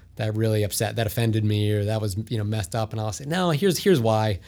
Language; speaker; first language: English; native; English